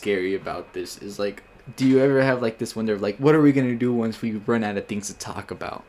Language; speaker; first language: English; native; English